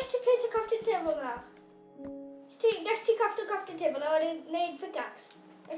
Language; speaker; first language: Welsh; native; Welsh